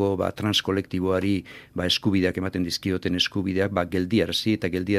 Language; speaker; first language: Basque; native; Basque